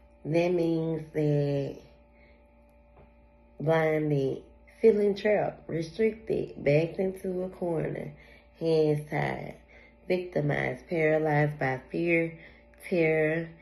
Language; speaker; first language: English; native; English